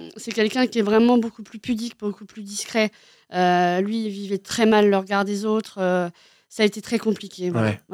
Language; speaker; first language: French; native; French